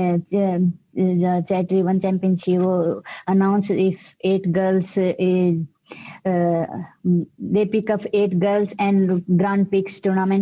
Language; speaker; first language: English; non-native, learner; Hindi